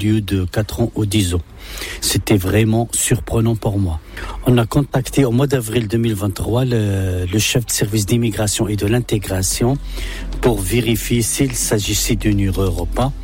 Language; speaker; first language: French; non-native, local second language; Arabic